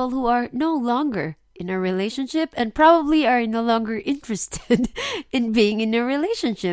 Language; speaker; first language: English; non-native, local second language; Filipino